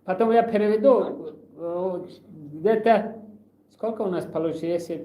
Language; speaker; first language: Russian; non-native, local second language; Tajik